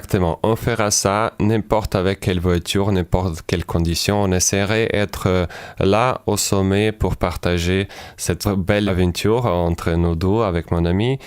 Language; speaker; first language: French; non-native, fluent; Ukrainian